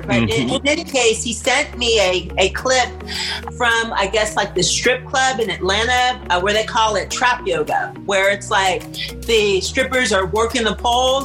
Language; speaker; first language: English; native; English